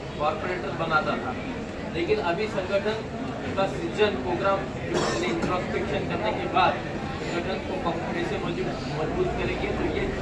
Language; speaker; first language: Hindi; non-native, local second language; Marathi